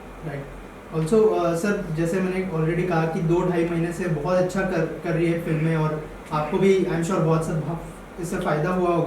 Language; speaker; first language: Hindi; native; Hindi